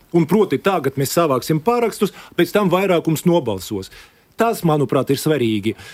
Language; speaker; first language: Latvian; non-native, local second language; Russian